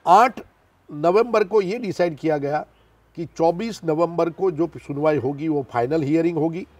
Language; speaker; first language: Hindi; non-native, local second language; Gujarati